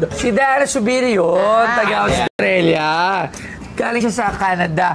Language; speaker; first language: Filipino; native; Filipino